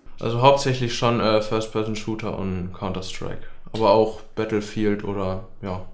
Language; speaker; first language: German; native; German